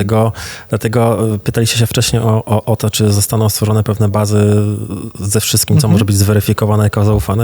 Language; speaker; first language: Polish; native; Polish